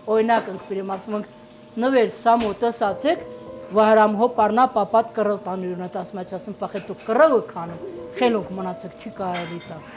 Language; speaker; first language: Armenian; native; Armenian